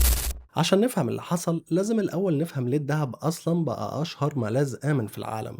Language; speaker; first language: Arabic; native; Arabic